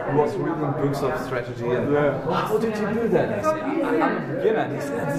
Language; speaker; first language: English; non-native, learner; Albanian